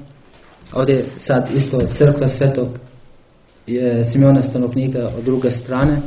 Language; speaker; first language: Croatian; non-native, learner; Arabic